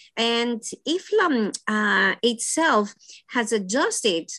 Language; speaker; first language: English; non-native, fluent; Greek